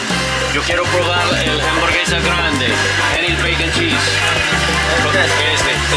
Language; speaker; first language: Spanish; non-native, learner; English